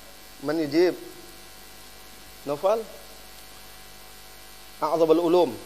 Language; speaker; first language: Arabic; non-native, fluent; Indonesian